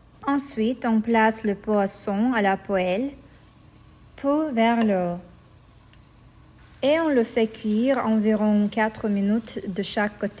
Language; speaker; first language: French; non-native, fluent; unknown